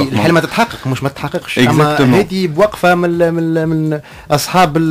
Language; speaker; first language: Arabic; native; Arabic